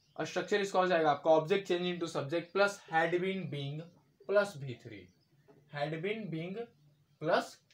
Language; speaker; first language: Hindi; native; Hindi